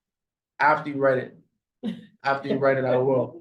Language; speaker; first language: English; native; English